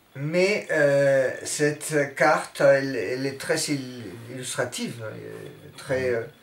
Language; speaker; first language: French; non-native, fluent; Spanish